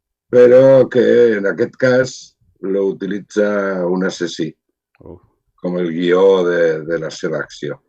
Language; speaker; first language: Catalan; non-native, local second language; Spanish